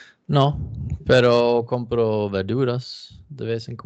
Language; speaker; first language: Spanish; non-native, fluent; Swedish